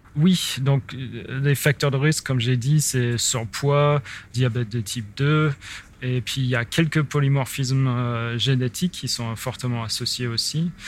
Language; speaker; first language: French; non-native, fluent; English